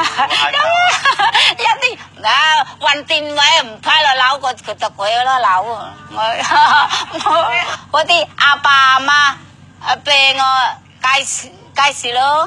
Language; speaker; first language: Cantonese; non-native, learner; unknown